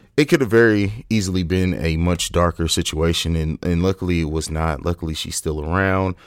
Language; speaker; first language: English; native; English